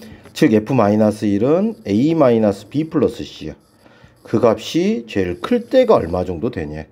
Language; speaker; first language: Korean; native; Korean